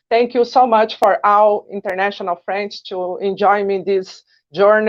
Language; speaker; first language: English; non-native, learner; Portuguese